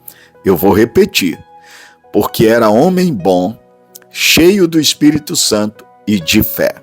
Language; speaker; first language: Portuguese; native; Portuguese